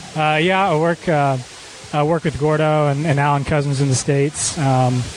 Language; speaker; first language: English; native; English